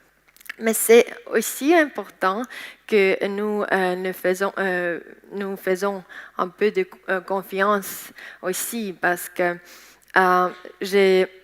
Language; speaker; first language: French; non-native, learner; Estonian